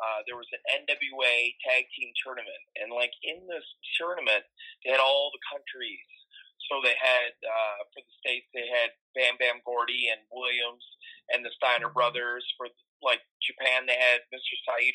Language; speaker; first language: English; native; English